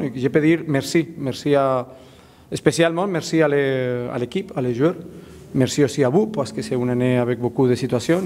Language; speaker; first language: French; non-native, learner; Spanish